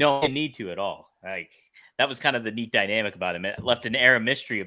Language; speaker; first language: English; native; English